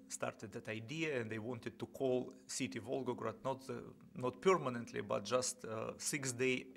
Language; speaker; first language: English; non-native, fluent; Russian